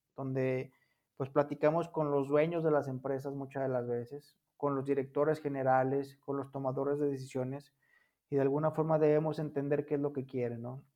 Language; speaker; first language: Spanish; native; Spanish